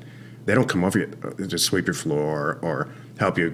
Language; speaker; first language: English; native; English